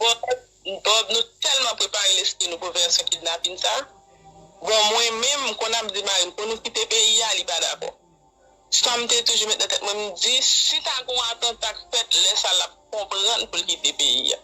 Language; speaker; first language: Haitian Creole; native; Haitian Creole